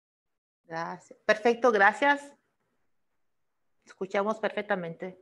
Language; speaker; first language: Spanish; non-native, fluent; Portuguese